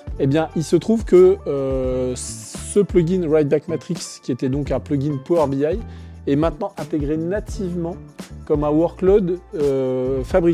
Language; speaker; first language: French; native; French